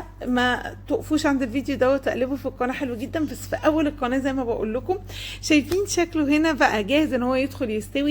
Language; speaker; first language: Arabic; native; Arabic